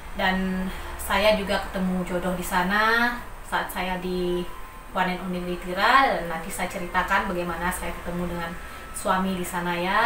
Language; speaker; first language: Indonesian; non-native, local second language; Balinese